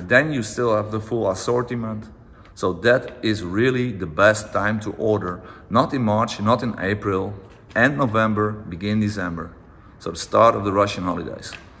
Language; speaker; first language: English; non-native, fluent; Dutch